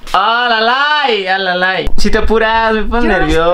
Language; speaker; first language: Spanish; native; Spanish